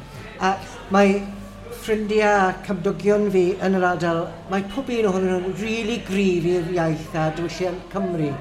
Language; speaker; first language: Welsh; non-native, fluent; English